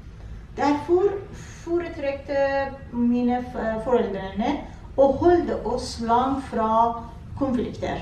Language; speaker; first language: Norwegian; non-native, fluent; Persian